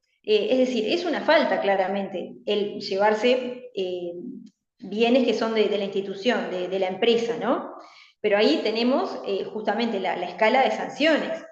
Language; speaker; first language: Spanish; native; Spanish